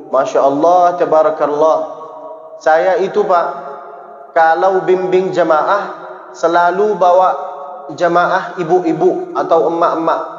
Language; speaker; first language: Malay; early bilingual, heritage; Malay